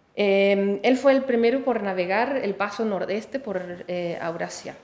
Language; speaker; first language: Spanish; non-native, fluent; Danish